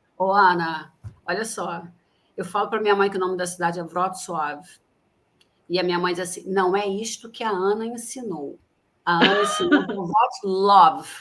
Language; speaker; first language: Portuguese; native; Portuguese